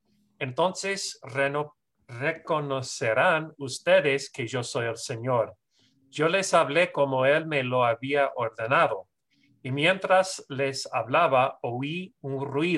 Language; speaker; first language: Spanish; non-native, fluent; English